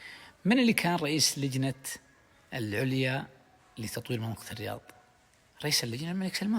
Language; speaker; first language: Arabic; native; Arabic